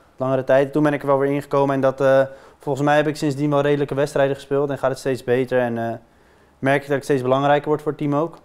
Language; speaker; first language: Dutch; native; Dutch